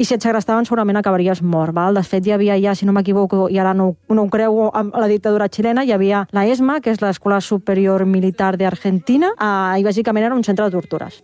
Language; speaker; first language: Catalan; native; Catalan